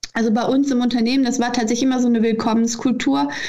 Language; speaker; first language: German; native; German